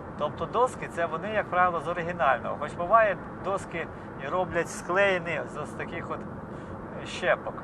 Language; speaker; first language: Ukrainian; non-native, local second language; Russian